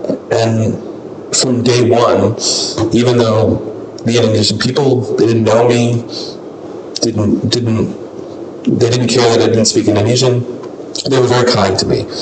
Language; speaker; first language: English; non-native, fluent; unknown